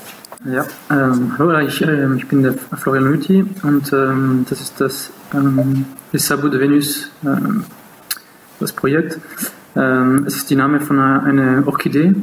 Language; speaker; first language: German; non-native, local second language; French